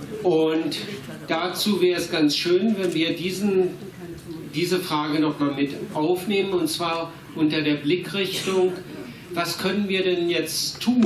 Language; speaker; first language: German; native; German